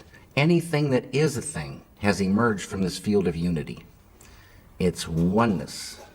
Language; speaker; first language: English; native; English